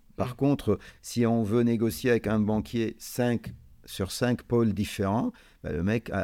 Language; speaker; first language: French; non-native, local second language; Arabic